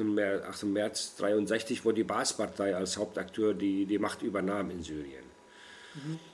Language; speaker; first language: German; non-native, fluent; Arabic